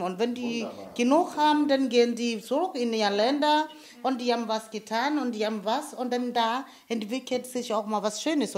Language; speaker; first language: German; non-native, fluent; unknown